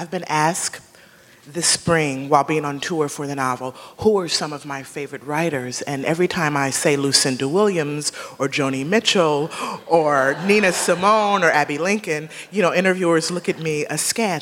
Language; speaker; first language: English; native; English